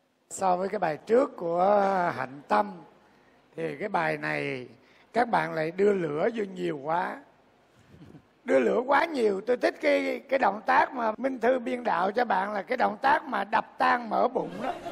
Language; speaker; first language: Vietnamese; native; Vietnamese